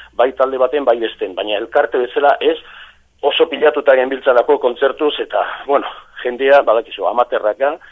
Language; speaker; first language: Basque; native; Basque